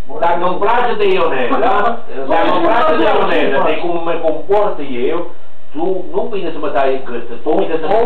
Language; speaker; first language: Romanian; non-native, learner; Italian